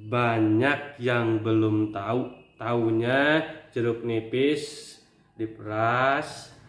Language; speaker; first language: Indonesian; native; Indonesian